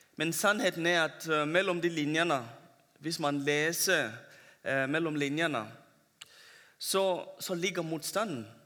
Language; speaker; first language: Norwegian; non-native, fluent; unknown